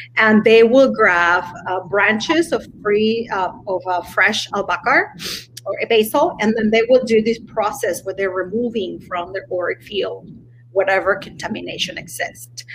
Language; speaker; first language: English; non-native, fluent; Spanish